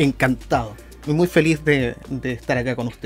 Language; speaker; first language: Spanish; native; Spanish